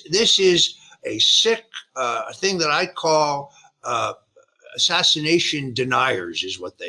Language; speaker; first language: English; native; English